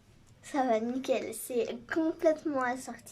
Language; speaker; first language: French; native; French